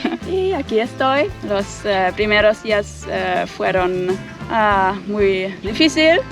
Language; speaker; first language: Spanish; non-native, fluent; German